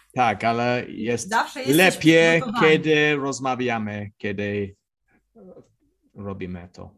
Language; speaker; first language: Polish; non-native, learner; English